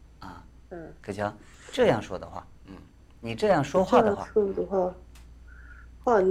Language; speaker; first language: Korean; non-native, fluent; Chinese